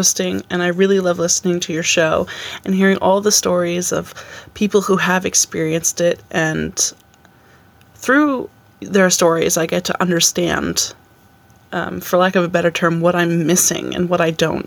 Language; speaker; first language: English; native; English